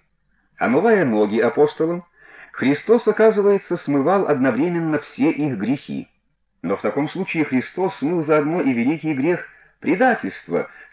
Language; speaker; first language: Russian; native; Russian